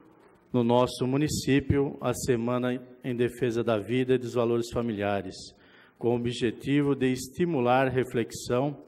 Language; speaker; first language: Portuguese; native; Portuguese